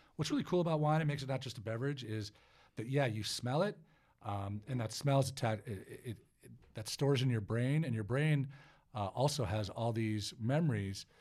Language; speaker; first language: English; native; English